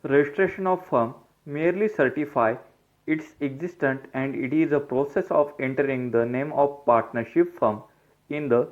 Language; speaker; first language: English; non-native, local second language; Marathi